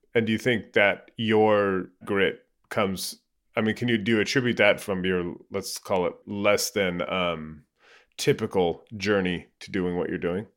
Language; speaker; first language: English; non-native, fluent; Spanish